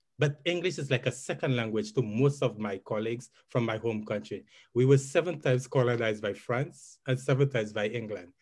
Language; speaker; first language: English; native; English